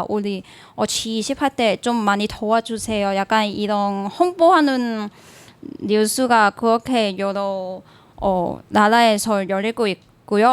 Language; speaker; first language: Korean; non-native, learner; Cantonese